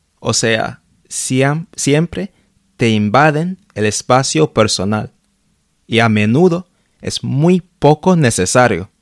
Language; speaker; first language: Spanish; non-native, fluent; English